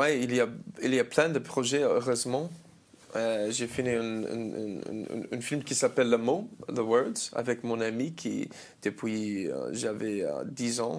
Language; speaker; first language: French; non-native, learner; English